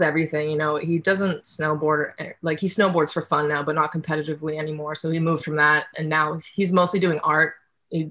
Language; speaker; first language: English; native; English